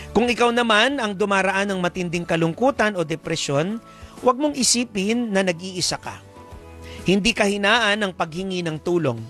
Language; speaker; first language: Filipino; native; Filipino